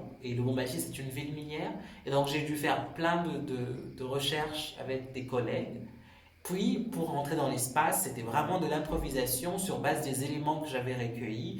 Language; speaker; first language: French; non-native, local second language; Swahili